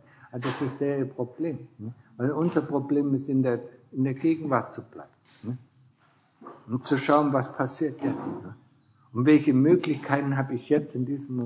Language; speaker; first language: German; non-native, fluent; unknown